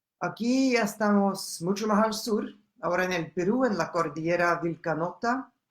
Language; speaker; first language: Spanish; non-native, fluent; German